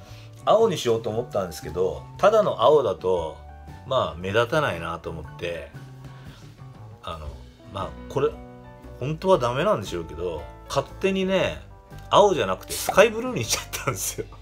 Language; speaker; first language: Japanese; native; Japanese